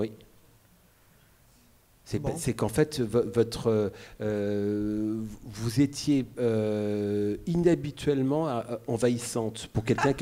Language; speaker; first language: French; native; French